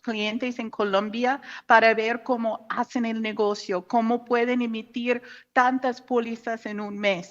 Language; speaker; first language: Spanish; non-native, fluent; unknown